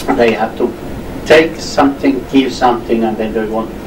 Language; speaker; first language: English; non-native, fluent; Finnish